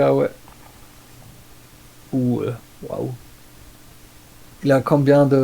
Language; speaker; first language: French; non-native, learner; German